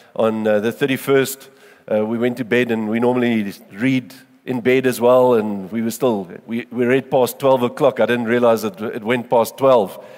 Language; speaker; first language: English; non-native, local second language; Afrikaans